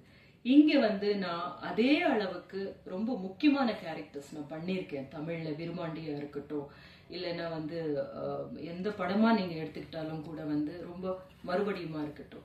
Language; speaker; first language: Tamil; native; Tamil